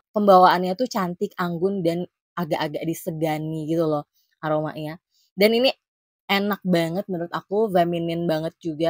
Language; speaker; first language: Indonesian; native; Indonesian